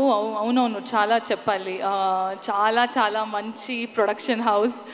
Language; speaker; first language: Telugu; non-native, learner; Kannada